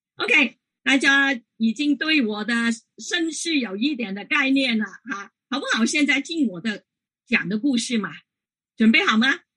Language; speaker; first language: Chinese; non-native, local second language; Cantonese